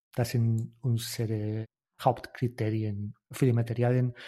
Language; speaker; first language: German; non-native, fluent; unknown